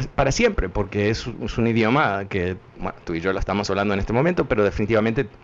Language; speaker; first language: Spanish; early bilingual, heritage; Spanish